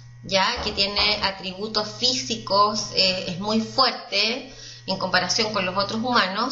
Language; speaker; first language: Spanish; native; Spanish